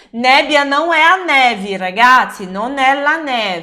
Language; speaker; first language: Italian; non-native, fluent; Portuguese